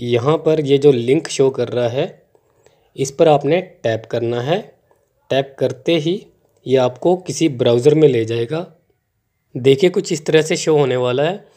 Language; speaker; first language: Hindi; non-native, local second language; Punjabi